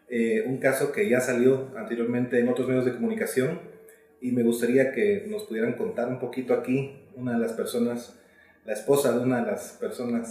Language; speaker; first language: Spanish; native; Spanish